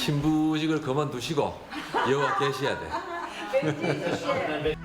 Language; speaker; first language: Korean; native; Korean